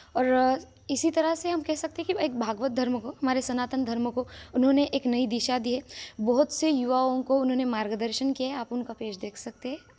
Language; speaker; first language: Hindi; non-native, local second language; Marathi